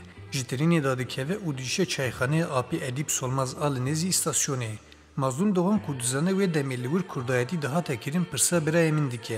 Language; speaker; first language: Kurdish; native; Kurdish